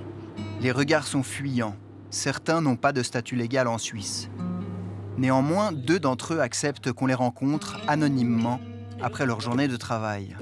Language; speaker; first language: French; native; French